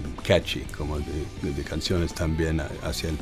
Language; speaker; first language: Spanish; non-native, fluent; English